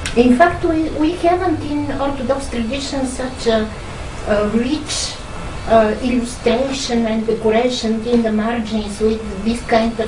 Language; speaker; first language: English; non-native, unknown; Bulgarian